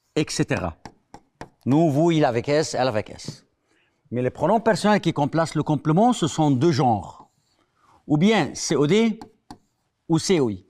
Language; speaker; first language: French; non-native, fluent; Arabic